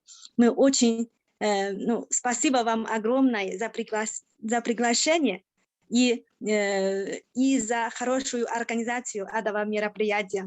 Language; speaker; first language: Russian; non-native, fluent; Chinese